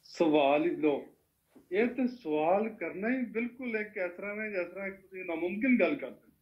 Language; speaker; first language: Punjabi; native; Punjabi